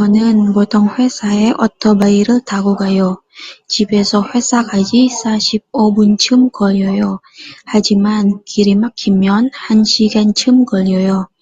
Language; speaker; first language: Korean; non-native, learner; Indonesian